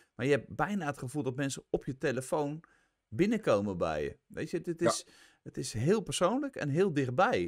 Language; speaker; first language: Dutch; native; Dutch